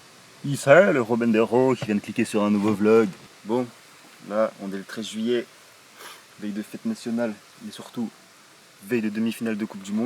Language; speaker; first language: French; native; French